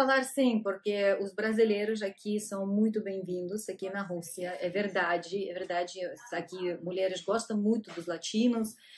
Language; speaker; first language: Portuguese; non-native, fluent; Russian